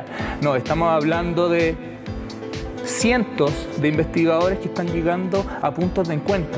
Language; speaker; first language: Spanish; native; Spanish